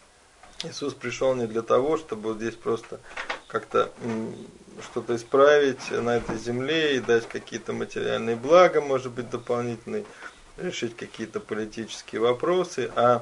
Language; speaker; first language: Russian; native; Russian